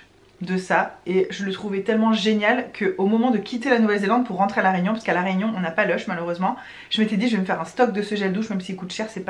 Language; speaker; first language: French; native; French